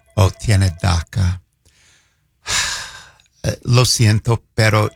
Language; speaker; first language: Spanish; non-native, fluent; English